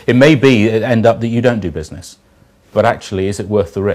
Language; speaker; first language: English; native; English